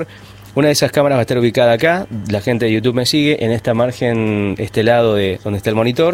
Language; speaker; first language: Spanish; native; Spanish